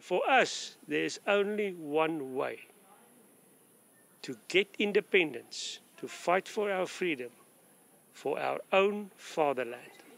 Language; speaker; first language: English; non-native, fluent; Afrikaans